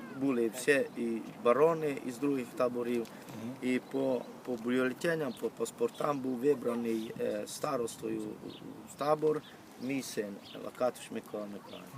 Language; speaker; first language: Ukrainian; native; Ukrainian